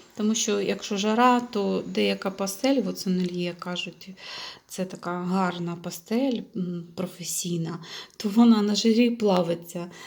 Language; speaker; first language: Ukrainian; non-native, local second language; Russian